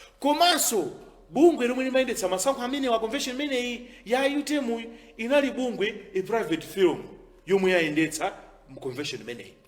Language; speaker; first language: Nyanja; native; Nyanja